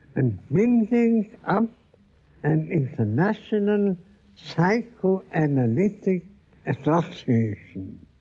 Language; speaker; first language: English; non-native, fluent; German